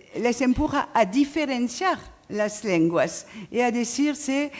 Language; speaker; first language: Spanish; non-native, fluent; French